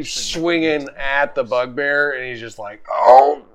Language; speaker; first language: English; native; English